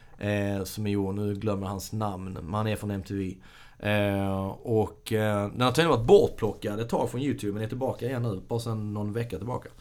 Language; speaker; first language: Swedish; native; Swedish